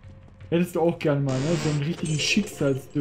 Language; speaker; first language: German; native; German